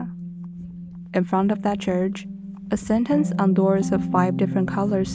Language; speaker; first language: English; non-native, fluent; Chinese